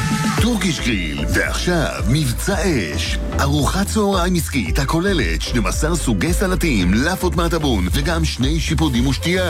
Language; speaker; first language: Hebrew; native; Hebrew